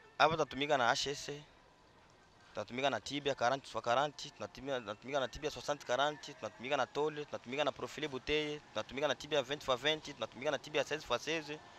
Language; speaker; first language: Swahili; native; Swahili